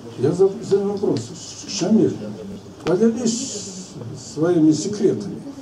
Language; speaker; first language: Russian; native; Russian